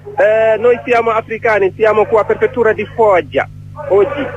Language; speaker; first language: Italian; non-native, learner; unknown